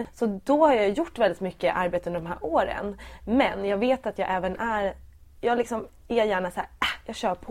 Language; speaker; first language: Swedish; native; Swedish